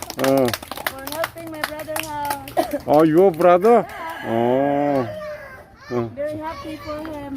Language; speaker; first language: English; non-native, learner; Korean